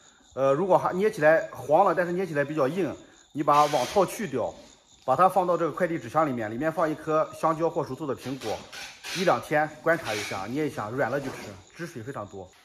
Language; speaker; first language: Chinese; native; Chinese